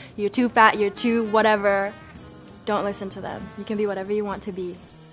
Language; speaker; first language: English; non-native, local second language; Swahili